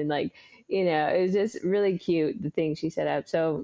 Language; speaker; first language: English; native; English